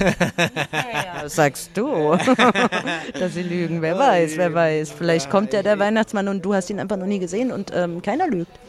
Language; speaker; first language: German; native; German